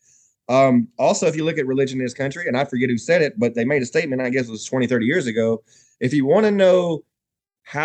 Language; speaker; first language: English; native; English